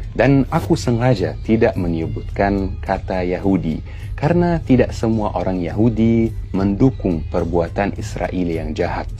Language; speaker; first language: Malay; non-native, fluent; Arabic